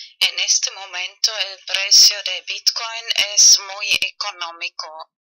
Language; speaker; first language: Spanish; non-native, learner; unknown